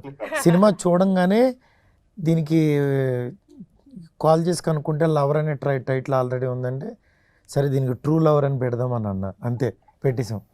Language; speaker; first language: Telugu; native; Telugu